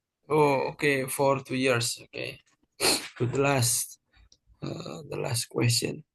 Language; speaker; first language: English; non-native, fluent; Indonesian